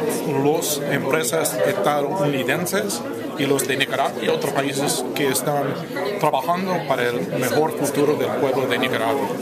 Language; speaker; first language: Spanish; non-native, fluent; English